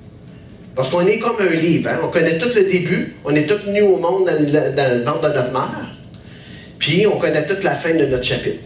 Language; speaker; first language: French; native; French